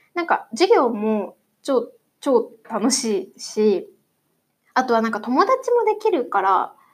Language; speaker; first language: Japanese; native; Japanese